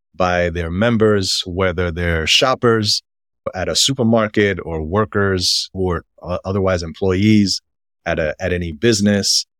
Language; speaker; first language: English; native; English